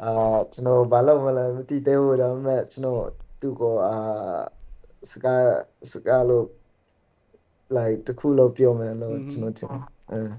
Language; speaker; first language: Burmese; early bilingual, other home language; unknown